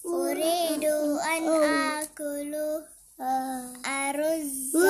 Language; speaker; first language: Arabic; non-native, learner; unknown